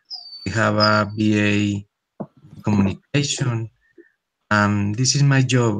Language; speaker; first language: English; non-native, learner; Spanish